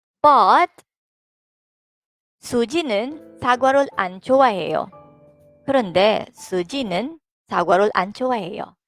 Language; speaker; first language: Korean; non-native, fluent; Filipino